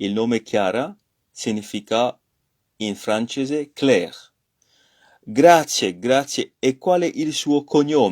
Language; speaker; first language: Italian; non-native, fluent; French